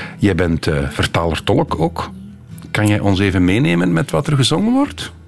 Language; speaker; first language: Dutch; native; Dutch